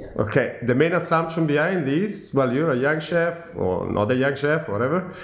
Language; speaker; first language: English; non-native, fluent; Italian